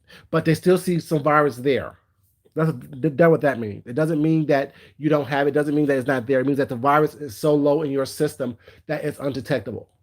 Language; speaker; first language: English; native; English